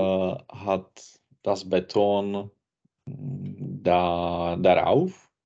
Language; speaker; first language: German; non-native, learner; Czech